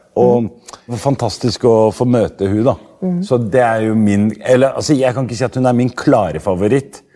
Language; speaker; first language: Norwegian; early bilingual, other home language; Arabic